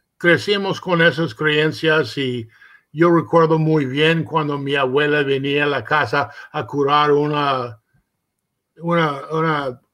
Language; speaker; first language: Spanish; early bilingual, heritage; Spanish